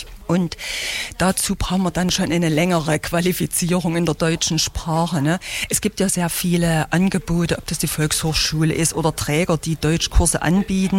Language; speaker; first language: German; native; German